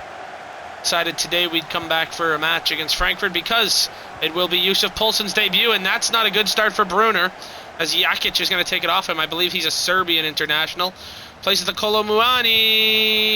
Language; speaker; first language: English; native; English